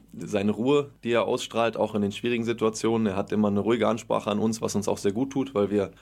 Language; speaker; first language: German; native; German